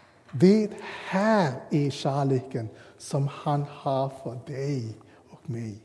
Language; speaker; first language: Swedish; non-native, fluent; English